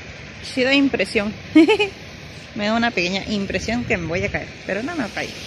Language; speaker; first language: Spanish; native; Spanish